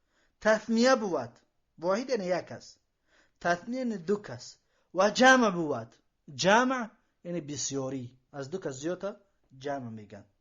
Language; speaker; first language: Persian; native; Persian